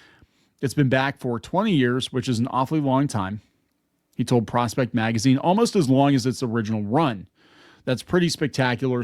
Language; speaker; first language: English; native; English